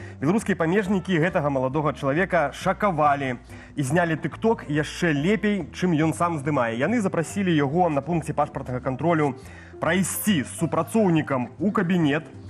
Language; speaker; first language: Belarusian; non-native, local second language; Russian